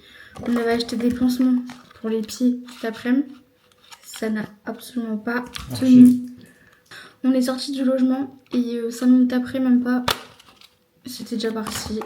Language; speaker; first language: French; native; French